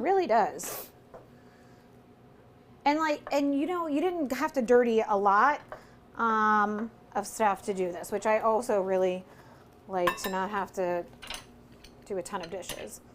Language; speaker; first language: English; native; English